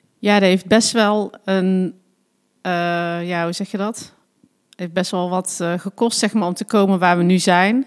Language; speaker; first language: Dutch; native; Dutch